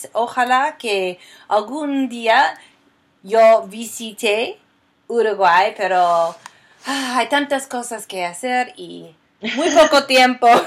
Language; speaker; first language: Spanish; non-native, fluent; English